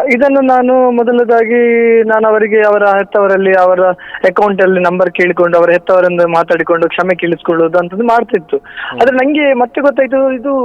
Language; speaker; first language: Kannada; non-native, local second language; Tulu